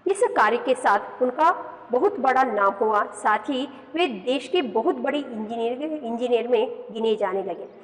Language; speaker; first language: Hindi; non-native, local second language; Kannada